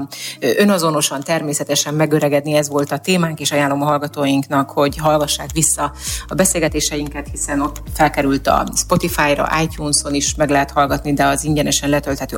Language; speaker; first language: Hungarian; native; Hungarian